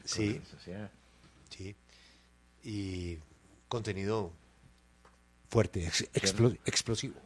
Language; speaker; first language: Spanish; native; Spanish